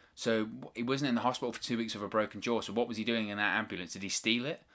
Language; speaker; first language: English; native; English